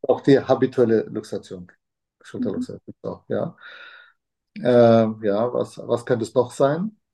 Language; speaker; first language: German; non-native, fluent; Turkish